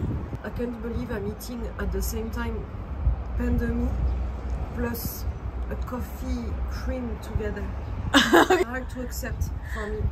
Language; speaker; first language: English; non-native, learner; French